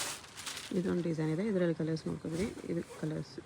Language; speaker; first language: Kannada; native; Kannada